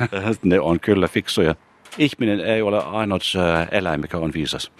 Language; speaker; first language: Finnish; non-native, fluent; German